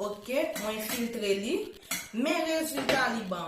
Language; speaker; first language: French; non-native, learner; Haitian Creole